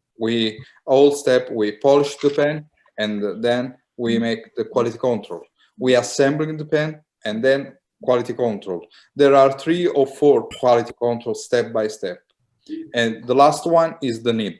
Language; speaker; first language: English; non-native, learner; Italian